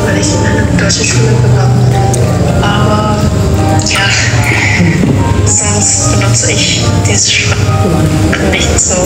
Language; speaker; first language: German; non-native, fluent; Indonesian